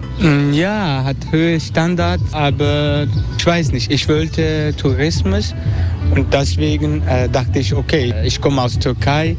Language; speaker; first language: German; non-native, learner; Turkish